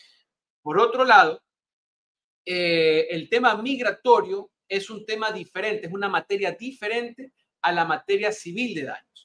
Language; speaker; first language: Spanish; native; Spanish